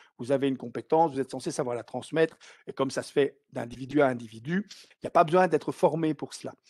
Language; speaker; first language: French; native; French